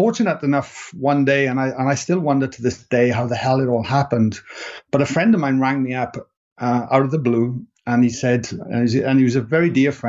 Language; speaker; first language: English; native; English